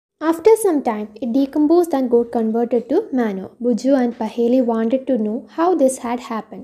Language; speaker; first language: English; non-native, local second language; Malayalam